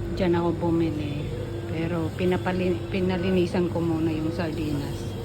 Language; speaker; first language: Filipino; non-native, local second language; Hiligaynon